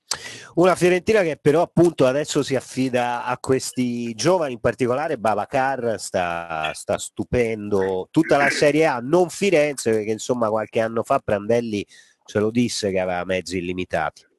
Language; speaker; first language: Italian; native; Italian